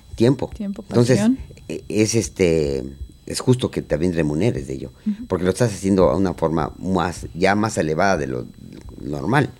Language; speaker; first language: Spanish; native; Spanish